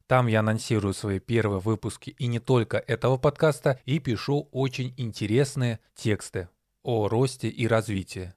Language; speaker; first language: Russian; native; Russian